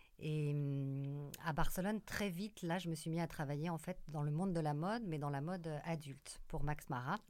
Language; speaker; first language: French; native; French